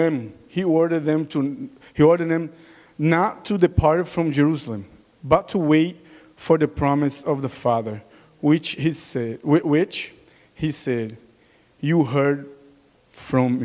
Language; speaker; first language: English; non-native, learner; Portuguese